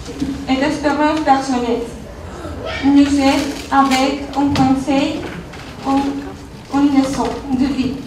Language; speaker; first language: French; non-native, learner; Spanish